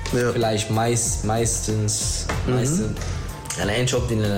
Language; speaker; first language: German; non-native, learner; Turkish